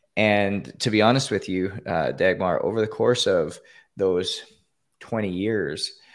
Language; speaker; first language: English; native; English